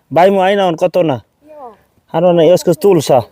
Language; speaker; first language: Finnish; non-native, learner; Bangla